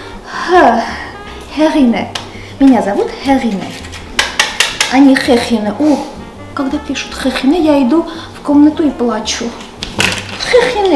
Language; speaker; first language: Russian; non-native, local second language; Armenian